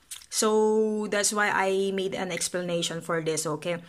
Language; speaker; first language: English; non-native, local second language; Filipino